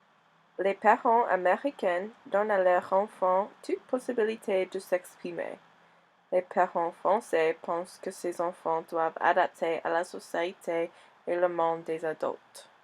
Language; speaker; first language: French; non-native, learner; English